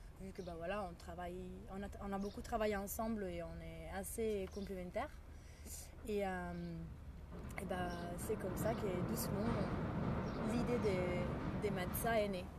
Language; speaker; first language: French; non-native, fluent; Italian